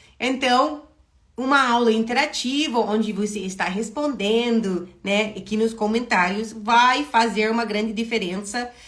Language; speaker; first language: Portuguese; non-native, fluent; English